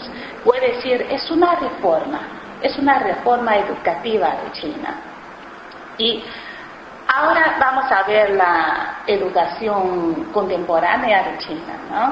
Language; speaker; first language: Spanish; non-native, fluent; Chinese